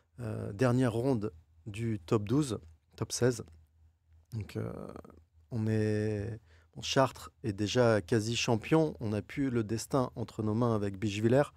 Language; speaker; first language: French; native; French